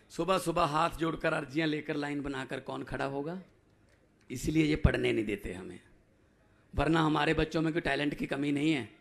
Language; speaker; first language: Hindi; non-native, local second language; Punjabi